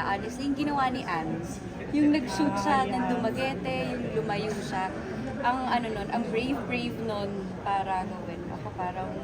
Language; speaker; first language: Filipino; native; Filipino